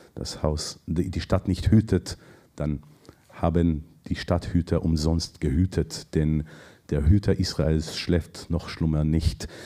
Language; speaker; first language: German; non-native, fluent; Hebrew